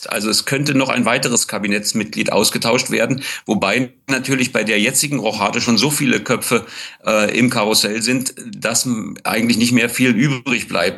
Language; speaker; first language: German; native; German